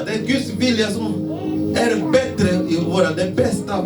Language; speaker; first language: Swedish; non-native, fluent; Lingala